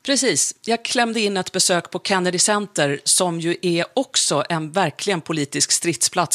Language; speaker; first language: Swedish; native; Swedish